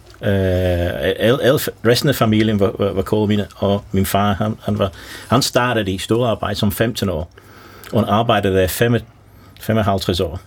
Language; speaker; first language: Danish; non-native, fluent; English